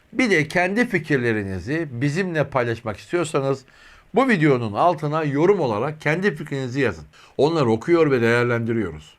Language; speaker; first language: Turkish; native; Turkish